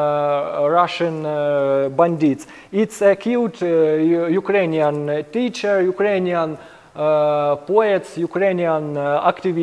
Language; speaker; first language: English; non-native, learner; Ukrainian